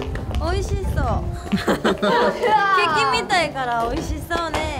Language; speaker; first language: Japanese; non-native, fluent; Korean